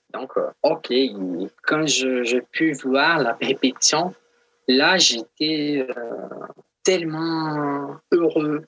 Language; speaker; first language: French; non-native, fluent; Portuguese